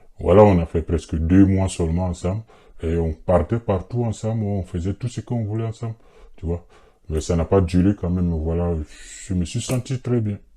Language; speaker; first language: French; non-native, local second language; Bambara